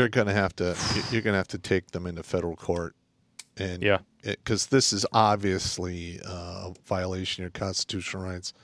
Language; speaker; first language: English; native; English